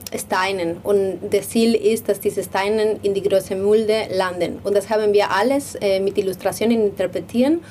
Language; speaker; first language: German; non-native, learner; Spanish